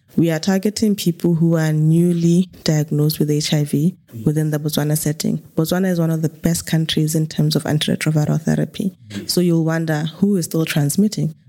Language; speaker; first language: English; non-native, local second language; Tswana